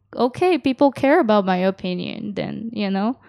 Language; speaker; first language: English; early bilingual, other home language; Japanese